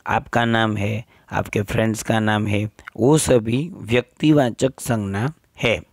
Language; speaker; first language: Hindi; non-native, local second language; Gujarati